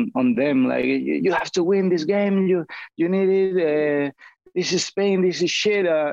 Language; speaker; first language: English; non-native, fluent; Spanish